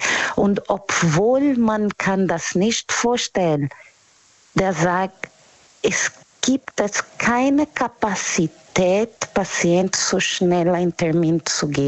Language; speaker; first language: German; non-native, fluent; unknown